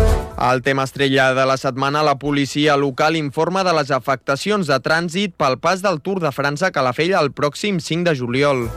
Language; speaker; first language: Catalan; native; Catalan